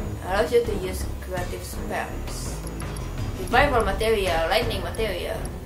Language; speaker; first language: English; non-native, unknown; Indonesian